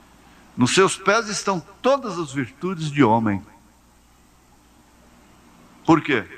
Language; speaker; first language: Portuguese; native; Portuguese